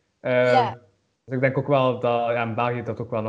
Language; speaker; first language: Dutch; native; Dutch